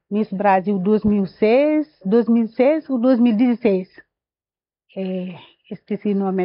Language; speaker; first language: Portuguese; non-native, learner; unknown